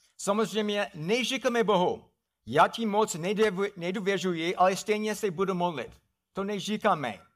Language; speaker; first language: Czech; non-native, fluent; English